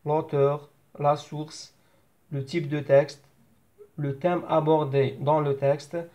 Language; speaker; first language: French; non-native, local second language; Arabic